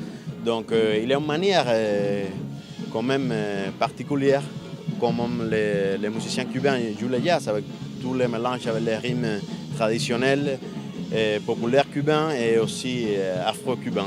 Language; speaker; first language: French; non-native, fluent; Spanish